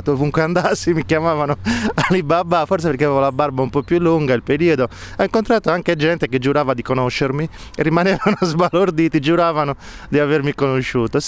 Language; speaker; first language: Italian; native; Italian